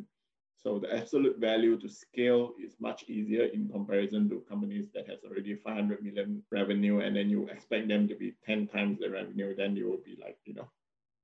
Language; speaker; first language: English; non-native, local second language; Min Nan Chinese